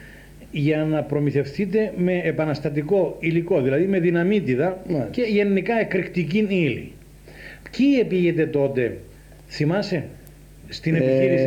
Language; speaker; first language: Greek; native; Greek